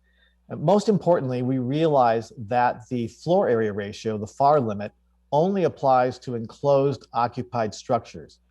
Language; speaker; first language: English; native; English